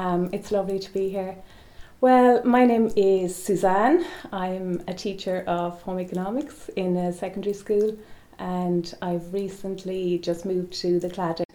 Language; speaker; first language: English; native; English